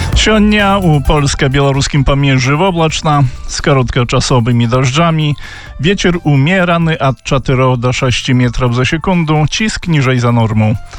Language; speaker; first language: Belarusian; native; Belarusian